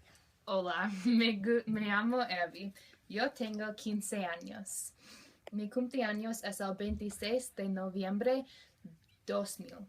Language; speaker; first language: Spanish; non-native, learner; English